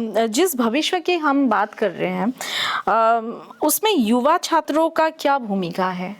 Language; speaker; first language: Hindi; native; Hindi